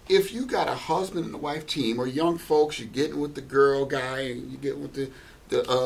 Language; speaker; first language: English; native; English